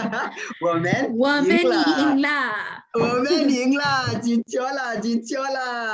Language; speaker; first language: Chinese; non-native, fluent; Swahili